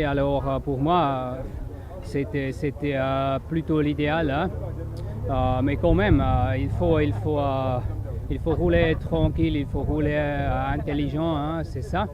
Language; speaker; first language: French; non-native, fluent; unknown